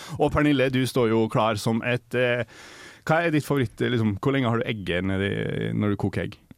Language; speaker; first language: Norwegian; native; Norwegian